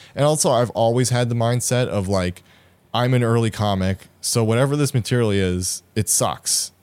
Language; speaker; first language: English; native; English